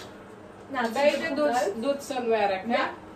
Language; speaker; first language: Dutch; non-native, local second language; Caribbean Hindustani